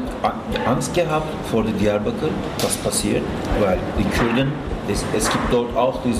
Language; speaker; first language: German; non-native, learner; Turkish